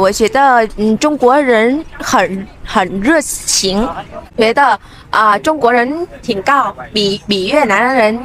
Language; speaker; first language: Chinese; non-native, learner; Vietnamese